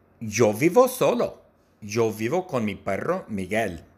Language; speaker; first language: Spanish; non-native, learner; English